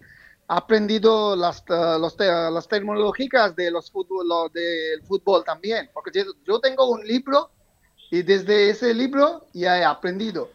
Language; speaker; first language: Spanish; non-native, fluent; Bangla